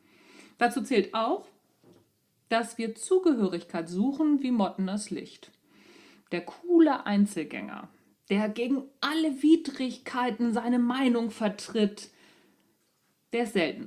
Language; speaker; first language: German; native; German